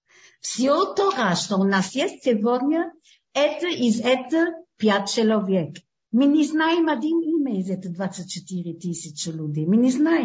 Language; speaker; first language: Russian; early bilingual, heritage; Hebrew